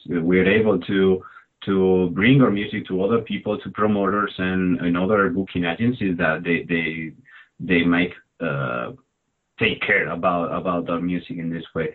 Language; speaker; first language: English; non-native, fluent; Spanish